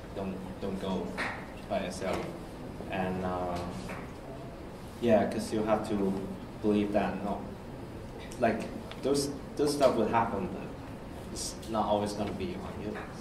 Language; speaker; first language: English; non-native, fluent; Chinese